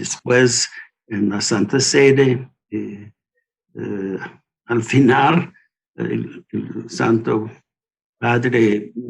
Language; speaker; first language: Spanish; non-native, learner; English